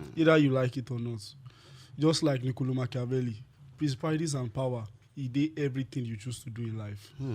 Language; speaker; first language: Nigerian Pidgin; native; Nigerian Pidgin